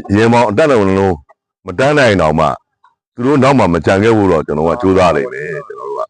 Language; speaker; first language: Burmese; native; Burmese